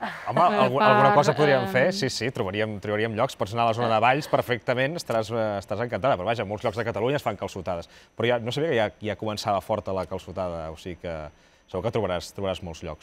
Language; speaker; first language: Catalan; native; Catalan